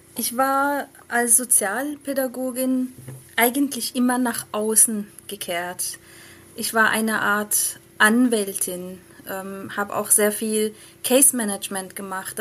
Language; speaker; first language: German; early bilingual, other home language; Persian